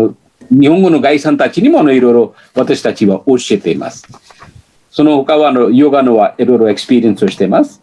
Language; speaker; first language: Japanese; non-native, fluent; Hindi